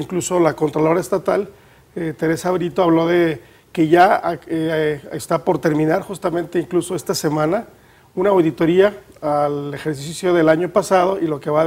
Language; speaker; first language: Spanish; native; Spanish